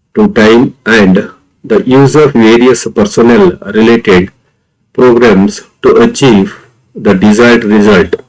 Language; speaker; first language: English; non-native, local second language; Kannada